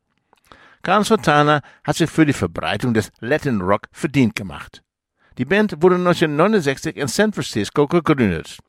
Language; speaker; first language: German; native; German